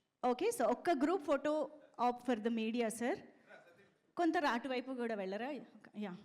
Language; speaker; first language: Telugu; native; Telugu